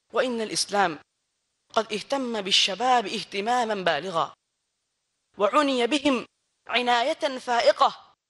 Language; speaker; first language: Arabic; non-native, fluent; Bangla